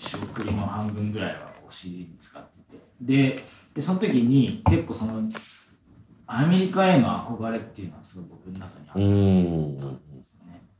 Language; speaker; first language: Japanese; native; Japanese